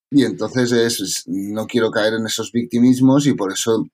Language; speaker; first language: Spanish; native; Spanish